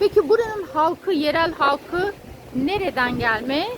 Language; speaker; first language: Turkish; native; Turkish